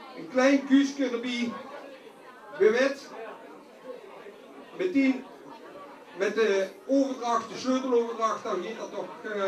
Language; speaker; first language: Dutch; non-native, local second language; Limburgish